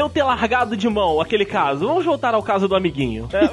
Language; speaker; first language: Portuguese; native; Portuguese